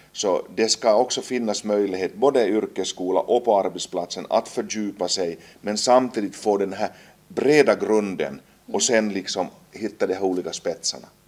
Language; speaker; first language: Swedish; native; Swedish